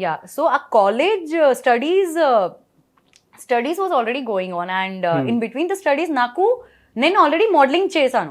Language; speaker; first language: Telugu; non-native, learner; Gujarati